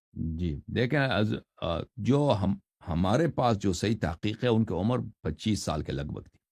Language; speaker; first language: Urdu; non-native, fluent; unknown